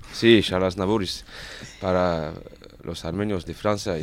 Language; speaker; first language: Spanish; non-native, learner; French